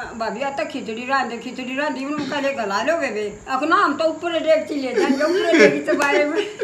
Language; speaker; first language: Hindi; native; Hindi